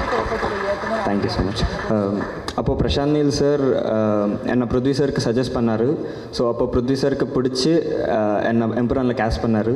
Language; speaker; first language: Tamil; non-native, learner; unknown